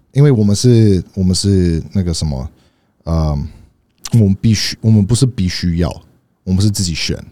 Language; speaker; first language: Chinese; early bilingual, heritage; Chinese